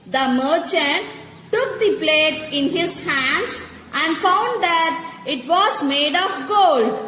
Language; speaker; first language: English; non-native, local second language; Tamil